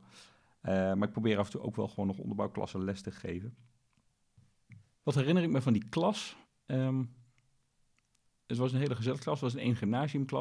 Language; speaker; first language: Dutch; native; Dutch